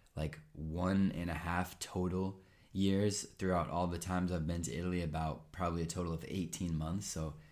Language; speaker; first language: English; native; English